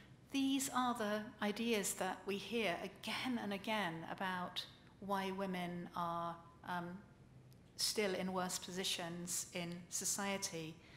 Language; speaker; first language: English; native; English